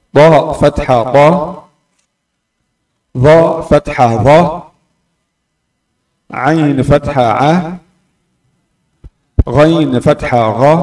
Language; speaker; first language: Arabic; non-native, fluent; Indonesian